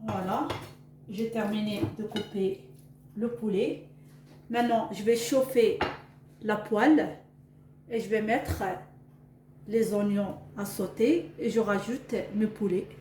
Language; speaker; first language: French; non-native, local second language; Arabic